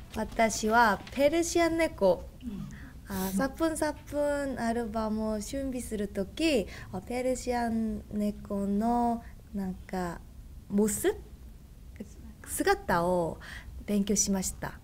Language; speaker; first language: Japanese; non-native, learner; Korean